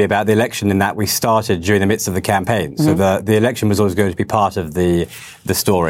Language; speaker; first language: English; native; English